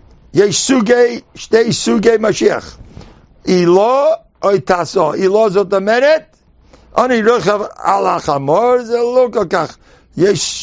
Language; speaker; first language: Hebrew; non-native, fluent; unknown